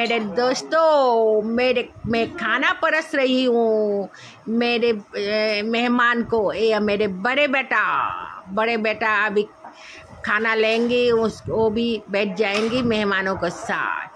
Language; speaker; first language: Hindi; non-native, local second language; Assamese